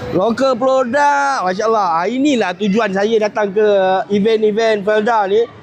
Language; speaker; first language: Malay; native; Malay